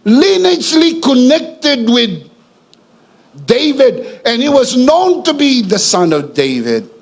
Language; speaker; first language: English; non-native, local second language; Filipino